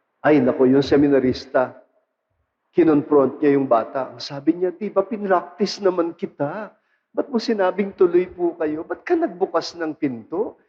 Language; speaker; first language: Filipino; non-native, local second language; Pampanga